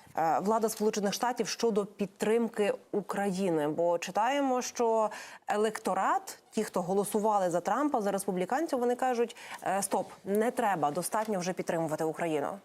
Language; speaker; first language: Ukrainian; native; Ukrainian